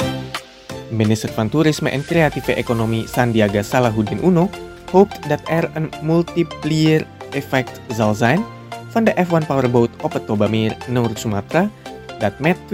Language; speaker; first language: Dutch; non-native, fluent; Indonesian